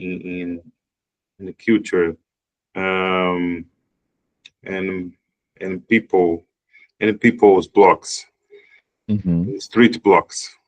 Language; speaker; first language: English; non-native, learner; Portuguese